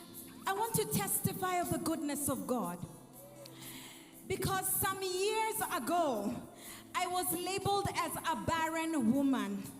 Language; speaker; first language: English; non-native, local second language; Swahili